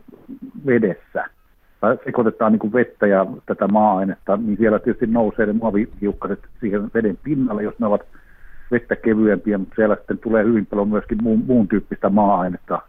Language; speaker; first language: Finnish; native; Finnish